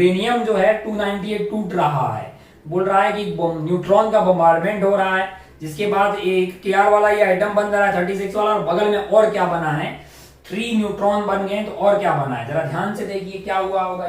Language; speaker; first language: Hindi; native; Hindi